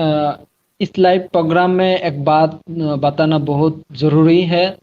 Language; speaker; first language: Hindi; non-native, learner; Bangla